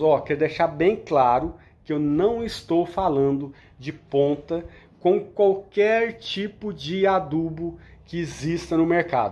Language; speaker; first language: Portuguese; native; Portuguese